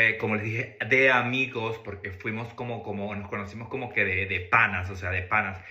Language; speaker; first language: Spanish; native; Spanish